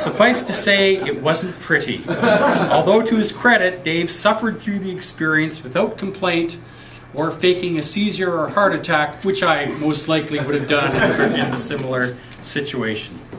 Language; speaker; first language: English; native; English